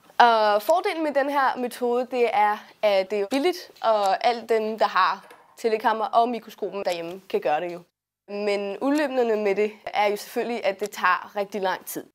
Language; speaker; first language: Danish; early bilingual, heritage; Danish